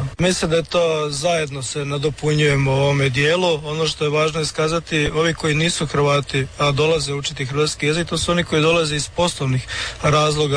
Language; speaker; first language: Serbian; native; Serbian